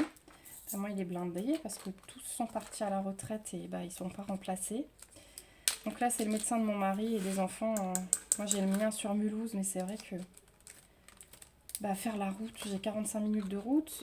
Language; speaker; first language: French; native; French